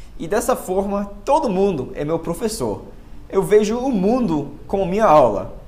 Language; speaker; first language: Portuguese; non-native, fluent; English